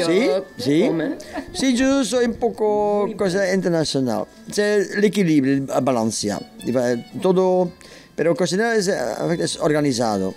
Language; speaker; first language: Spanish; non-native, learner; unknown